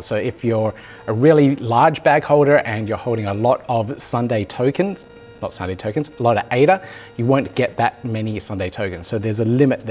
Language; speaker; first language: English; native; English